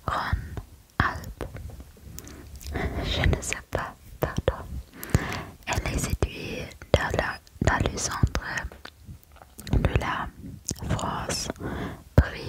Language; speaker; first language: French; non-native, learner; German